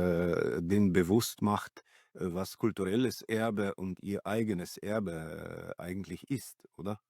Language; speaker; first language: German; non-native, fluent; Slovenian